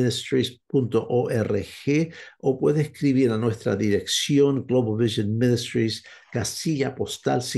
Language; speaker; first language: Spanish; non-native, fluent; English